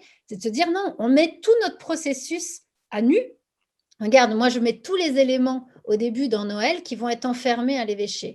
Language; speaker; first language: French; native; French